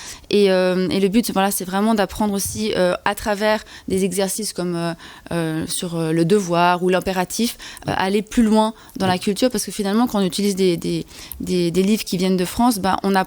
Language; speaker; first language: French; native; French